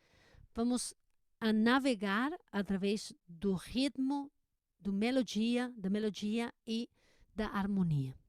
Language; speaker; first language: Portuguese; non-native, learner; Spanish